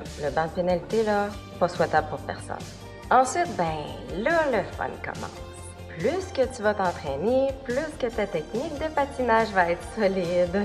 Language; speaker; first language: French; native; French